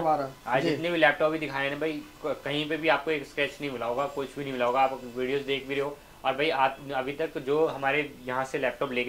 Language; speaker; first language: Hindi; native; Hindi